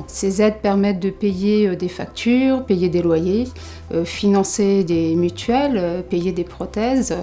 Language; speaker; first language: French; native; French